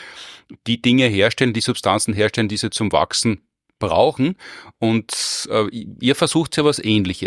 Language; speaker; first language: German; native; German